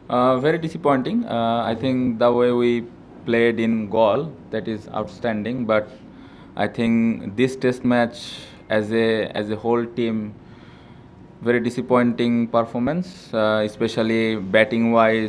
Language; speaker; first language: English; non-native, local second language; Bangla